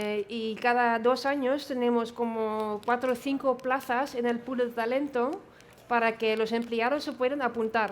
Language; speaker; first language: Spanish; non-native, fluent; Dutch